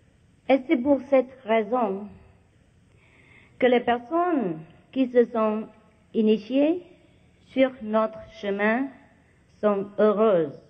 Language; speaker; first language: French; non-native, learner; Vietnamese